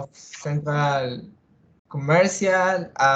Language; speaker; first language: English; non-native, learner; Spanish